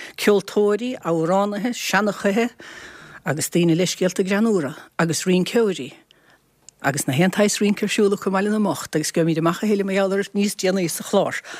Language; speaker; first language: Irish; native; Irish